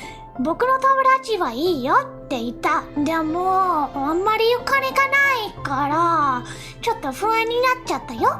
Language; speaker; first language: Japanese; non-native, learner; English